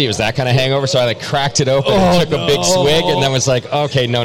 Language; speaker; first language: English; native; English